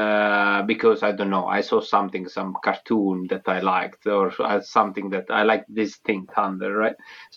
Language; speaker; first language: English; non-native, fluent; Italian